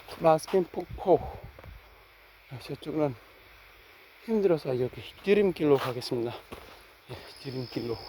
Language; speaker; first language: Korean; non-native, fluent; Khmer